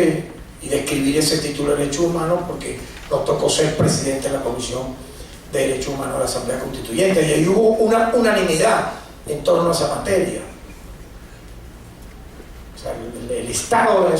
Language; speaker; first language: Spanish; native; Spanish